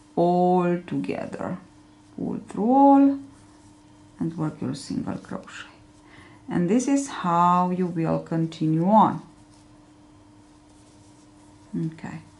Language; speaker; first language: English; non-native, fluent; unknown